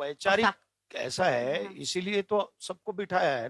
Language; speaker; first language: Hindi; native; Hindi